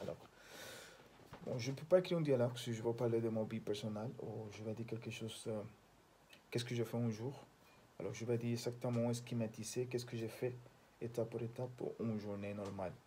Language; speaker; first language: French; non-native, learner; Spanish